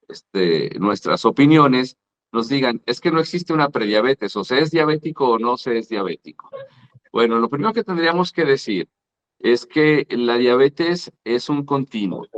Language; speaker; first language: Spanish; native; Spanish